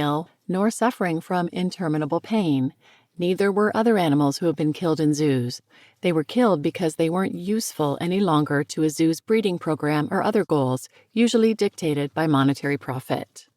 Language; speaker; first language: English; native; English